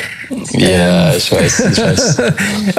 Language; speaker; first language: German; non-native, learner; English